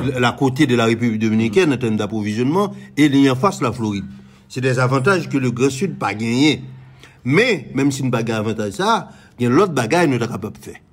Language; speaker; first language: French; non-native, local second language; Haitian Creole